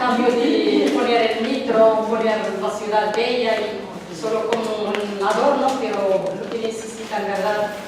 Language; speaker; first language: Spanish; non-native, learner; Arabic